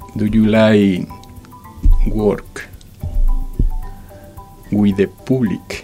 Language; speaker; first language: English; non-native, learner; Spanish